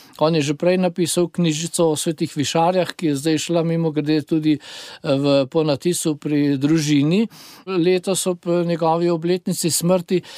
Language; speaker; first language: Slovenian; native; Slovenian